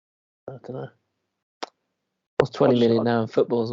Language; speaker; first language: English; native; English